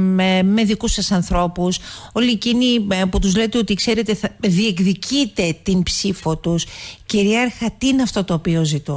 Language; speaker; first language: Greek; native; Greek